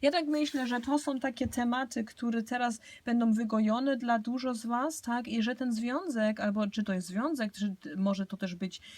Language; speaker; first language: Polish; early bilingual, heritage; Polish